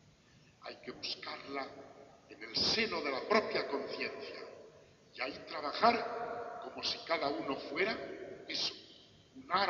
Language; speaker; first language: Spanish; native; Spanish